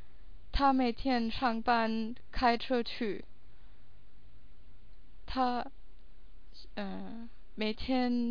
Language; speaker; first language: Chinese; non-native, fluent; English